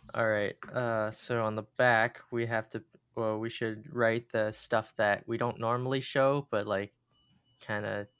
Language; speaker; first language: English; early bilingual, other home language; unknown